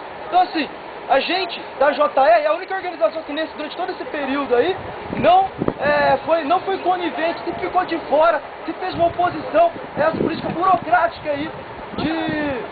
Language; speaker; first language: Portuguese; native; Portuguese